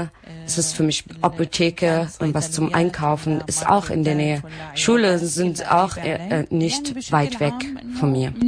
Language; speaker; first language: German; non-native, learner; Arabic